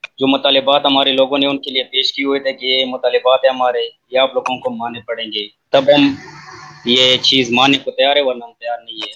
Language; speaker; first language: Urdu; non-native, local second language; Pashto